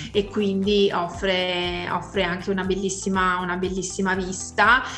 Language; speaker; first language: Italian; native; Italian